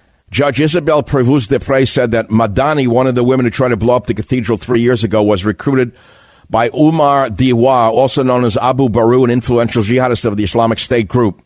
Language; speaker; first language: English; native; English